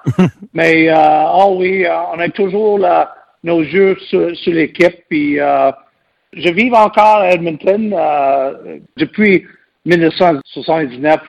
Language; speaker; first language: French; non-native, local second language; English